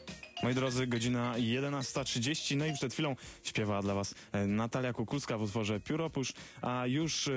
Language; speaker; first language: Polish; native; Polish